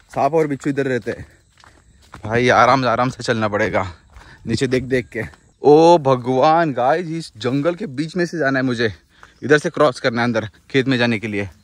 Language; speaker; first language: Hindi; non-native, local second language; Marathi